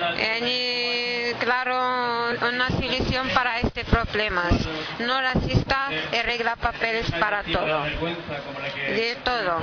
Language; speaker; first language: Spanish; non-native, learner; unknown